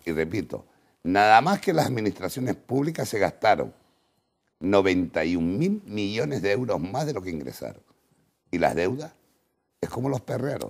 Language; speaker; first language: Spanish; native; Spanish